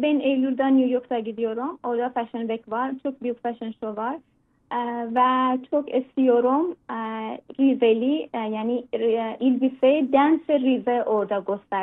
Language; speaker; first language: Turkish; non-native, learner; Persian